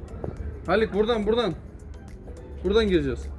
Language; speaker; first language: Turkish; native; Turkish